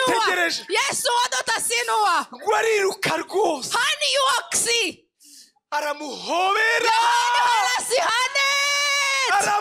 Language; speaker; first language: Finnish; non-native, fluent; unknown